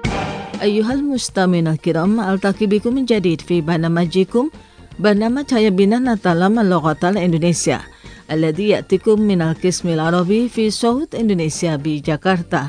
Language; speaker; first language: Arabic; non-native, fluent; Indonesian